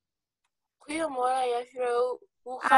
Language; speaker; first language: Afrikaans; non-native, local second language; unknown